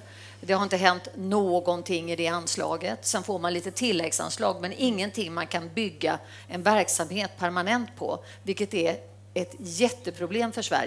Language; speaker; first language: Swedish; native; Swedish